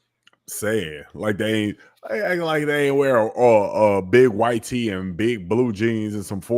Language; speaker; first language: English; native; English